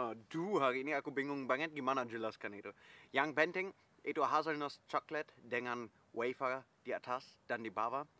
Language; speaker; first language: Indonesian; non-native, fluent; German